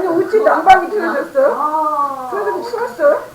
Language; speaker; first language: Korean; native; Korean